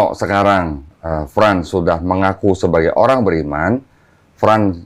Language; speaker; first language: Indonesian; native; Indonesian